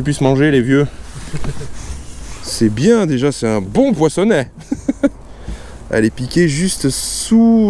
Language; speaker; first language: French; native; French